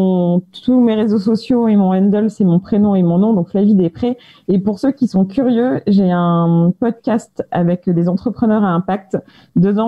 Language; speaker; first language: French; native; French